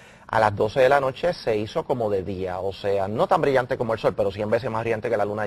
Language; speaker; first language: Spanish; native; Spanish